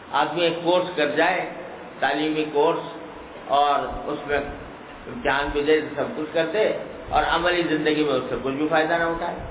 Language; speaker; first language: Urdu; native; Urdu